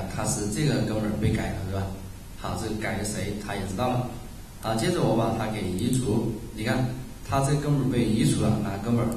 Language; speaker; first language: Chinese; native; Chinese